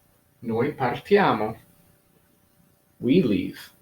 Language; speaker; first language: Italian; non-native, fluent; English